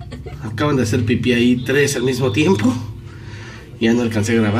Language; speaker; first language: Spanish; native; Spanish